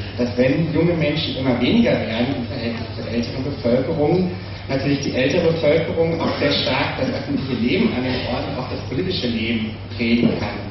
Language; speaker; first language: German; native; German